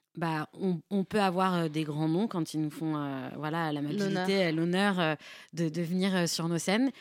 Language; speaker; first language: French; native; French